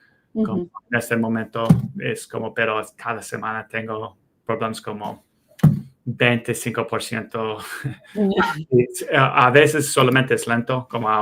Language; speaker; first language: Spanish; non-native, fluent; English